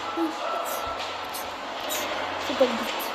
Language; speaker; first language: Turkish; early bilingual, heritage; Turkish